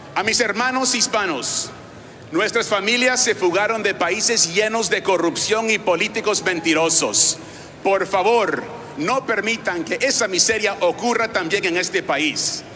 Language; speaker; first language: Spanish; early bilingual, other home language; English